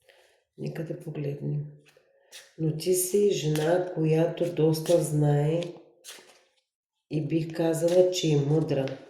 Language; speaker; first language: Bulgarian; native; Bulgarian